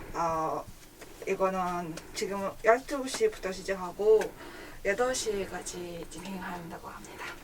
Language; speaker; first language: Korean; non-native, fluent; Mongolian